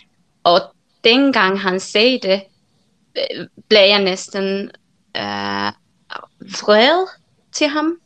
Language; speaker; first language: Danish; non-native, fluent; Finnish